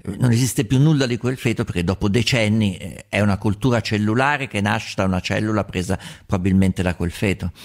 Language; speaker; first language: Italian; native; Italian